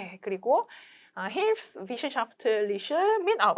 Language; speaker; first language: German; non-native, fluent; Korean